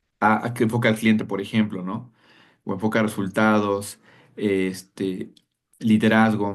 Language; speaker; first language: Spanish; native; Spanish